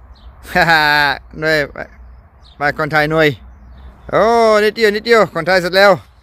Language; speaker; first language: Thai; non-native, learner; Greek